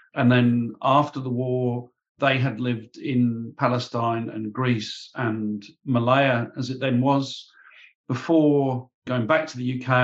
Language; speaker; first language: English; native; English